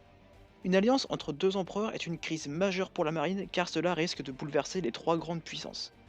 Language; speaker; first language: French; native; French